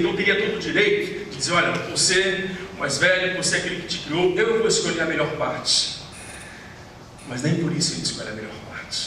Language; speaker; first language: Portuguese; native; Portuguese